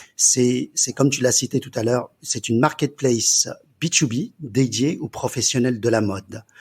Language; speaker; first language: French; early bilingual, other home language; Chinese